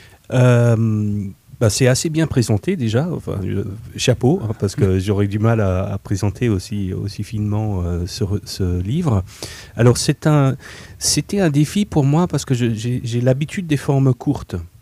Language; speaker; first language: French; non-native, fluent; English